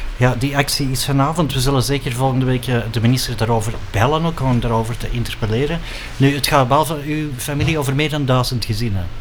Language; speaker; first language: Dutch; native; Dutch